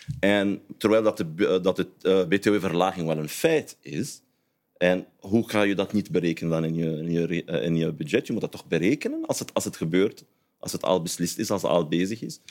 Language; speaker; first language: Dutch; non-native, fluent; Arabic